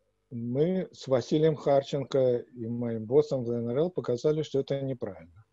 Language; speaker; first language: Russian; native; Russian